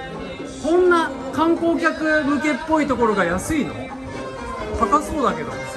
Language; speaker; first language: Japanese; native; Japanese